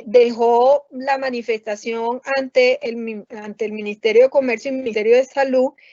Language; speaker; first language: Spanish; native; Spanish